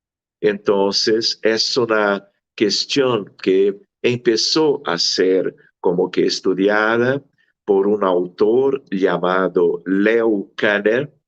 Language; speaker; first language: Spanish; non-native, fluent; Portuguese